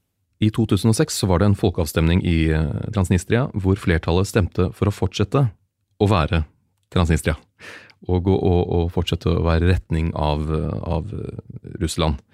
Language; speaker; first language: Norwegian; native; Norwegian